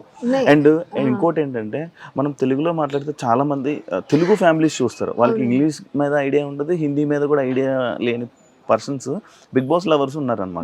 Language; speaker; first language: Telugu; native; Telugu